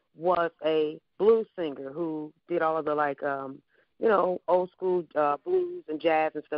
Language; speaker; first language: English; native; English